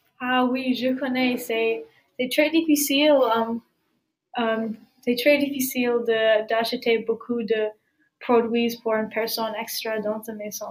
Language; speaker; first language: French; non-native, learner; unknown